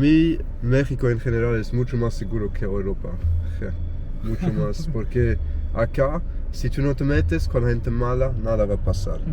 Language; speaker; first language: Spanish; non-native, learner; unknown